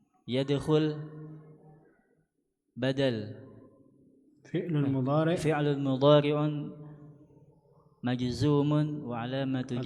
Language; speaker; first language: Arabic; non-native, learner; Indonesian